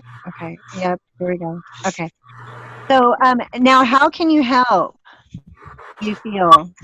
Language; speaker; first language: English; native; English